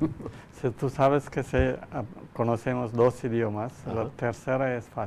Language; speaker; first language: Spanish; non-native, learner; Malayalam